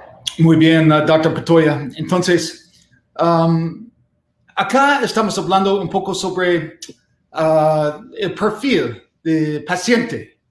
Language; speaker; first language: Spanish; non-native, fluent; English